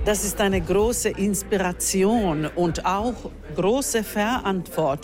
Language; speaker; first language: German; non-native, fluent; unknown